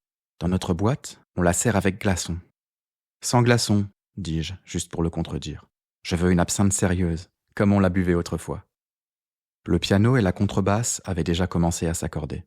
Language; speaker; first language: French; native; French